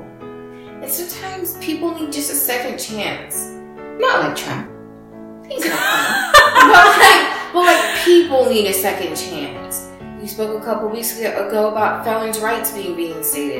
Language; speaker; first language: English; native; English